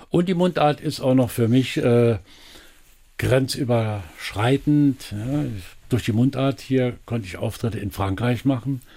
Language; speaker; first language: German; native; German